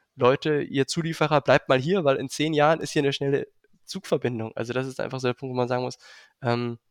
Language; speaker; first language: German; native; German